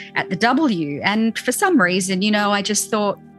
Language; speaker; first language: English; native; English